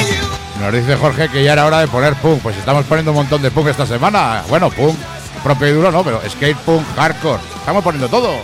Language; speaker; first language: Spanish; native; Spanish